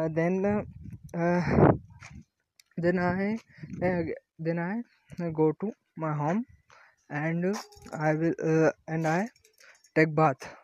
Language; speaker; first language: English; non-native, learner; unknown